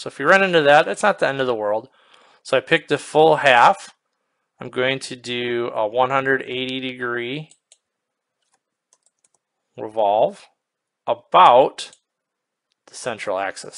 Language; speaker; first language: English; native; English